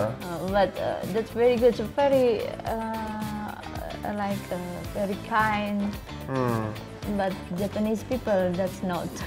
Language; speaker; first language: English; non-native, learner; Indonesian